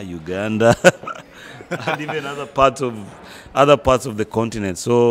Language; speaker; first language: English; non-native, local second language; Luo (Kenya and Tanzania)